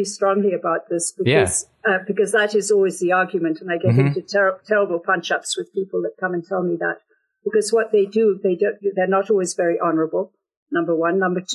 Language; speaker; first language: English; native; English